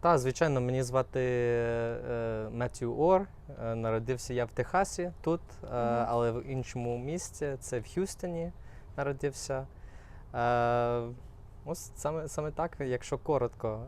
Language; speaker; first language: Ukrainian; non-native, fluent; English